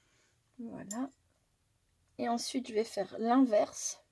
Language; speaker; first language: French; native; French